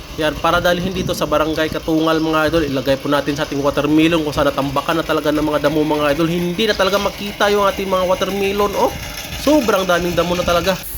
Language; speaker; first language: Filipino; non-native, local second language; Hiligaynon